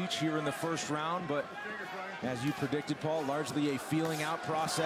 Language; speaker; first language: English; native; English